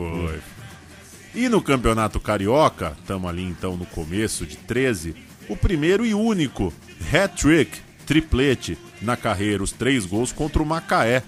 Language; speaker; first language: Portuguese; native; Portuguese